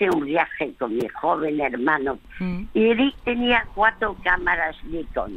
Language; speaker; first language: Spanish; early bilingual, other home language; French